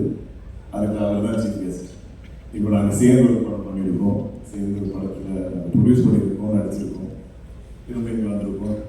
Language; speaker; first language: Tamil; non-native, fluent; Malayalam